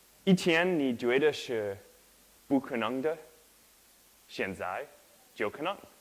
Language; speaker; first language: Chinese; non-native, learner; English